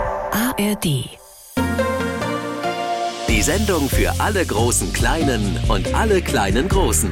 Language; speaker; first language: German; native; German